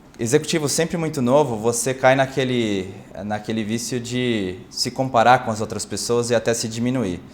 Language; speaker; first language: Portuguese; native; Portuguese